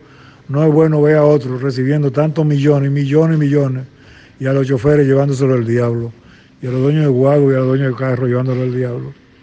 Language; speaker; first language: Spanish; native; Spanish